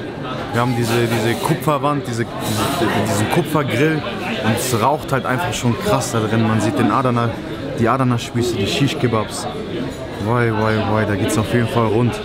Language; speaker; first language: German; native; German